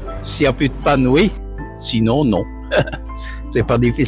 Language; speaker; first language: French; native; French